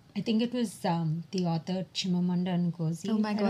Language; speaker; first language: English; non-native, local second language; Tamil